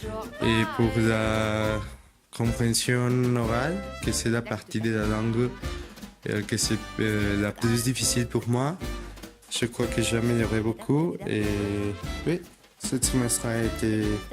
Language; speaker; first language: French; non-native, fluent; Spanish